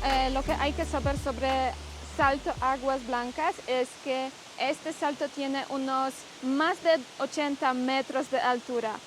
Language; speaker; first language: Spanish; non-native, learner; Polish